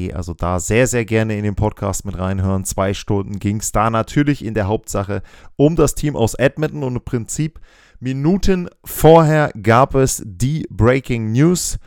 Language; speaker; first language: German; native; German